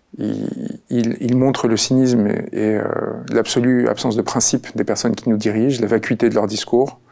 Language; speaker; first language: French; early bilingual, other home language; Spanish